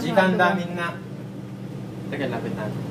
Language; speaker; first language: Japanese; non-native, fluent; Filipino